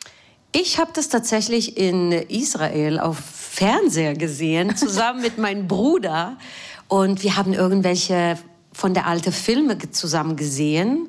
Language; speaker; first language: German; non-native, fluent; Hebrew